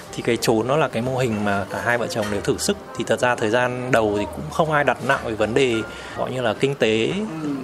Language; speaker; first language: Vietnamese; native; Vietnamese